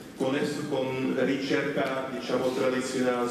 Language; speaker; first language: Italian; non-native, fluent; Dutch